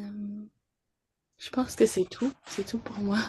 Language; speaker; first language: French; early bilingual, other home language; English